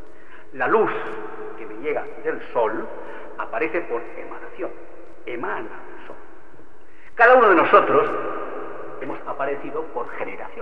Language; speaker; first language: Spanish; native; Spanish